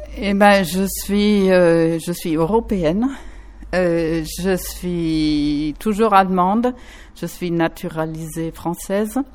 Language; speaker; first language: French; non-native, fluent; German